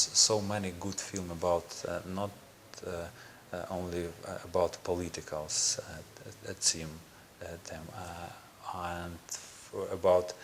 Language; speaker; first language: English; non-native, learner; Ukrainian